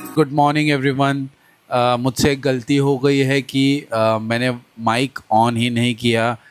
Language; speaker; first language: Hindi; non-native, local second language; Marathi